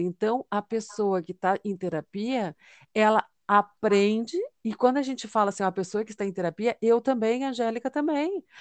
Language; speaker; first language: Portuguese; native; Portuguese